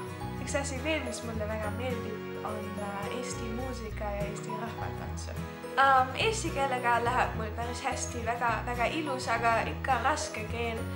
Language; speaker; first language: Estonian; non-native, learner; German